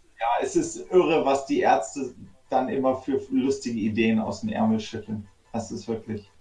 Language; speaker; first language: German; native; German